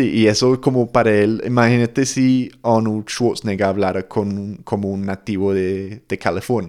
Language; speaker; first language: Spanish; non-native, fluent; English